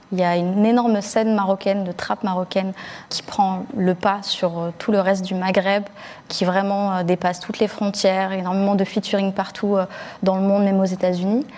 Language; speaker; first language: French; early bilingual, other home language; Arabic